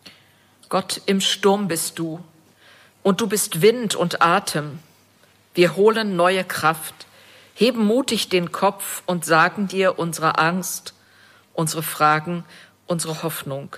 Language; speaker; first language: German; native; German